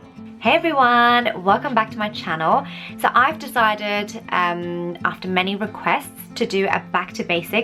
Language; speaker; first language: English; native; English